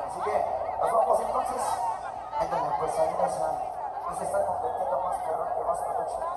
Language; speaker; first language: Spanish; native; Spanish